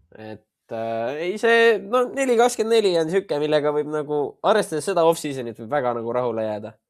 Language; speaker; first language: Estonian; native; Estonian